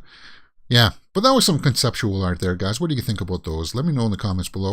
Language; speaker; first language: English; native; English